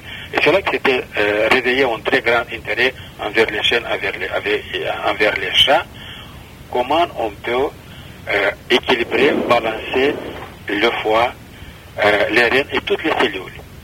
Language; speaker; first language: French; non-native, fluent; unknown